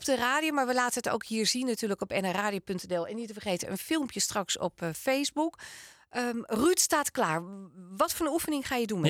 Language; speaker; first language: Dutch; native; Dutch